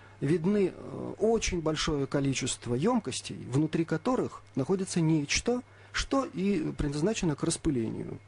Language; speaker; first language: Russian; native; Russian